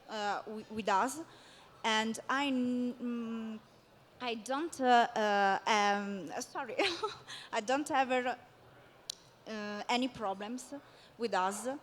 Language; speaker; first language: English; non-native, learner; Italian